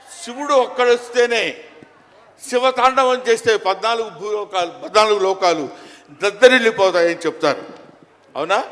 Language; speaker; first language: Telugu; native; Telugu